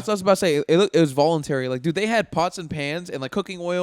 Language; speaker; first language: English; native; English